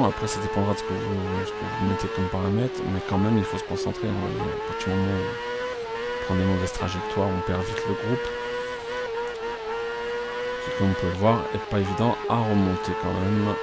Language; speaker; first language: French; native; French